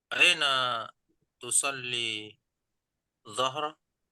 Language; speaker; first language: Arabic; non-native, learner; Indonesian